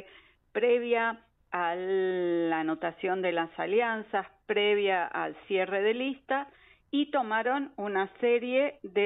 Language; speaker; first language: Spanish; native; Spanish